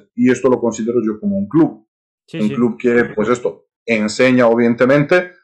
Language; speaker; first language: Spanish; non-native, fluent; Serbian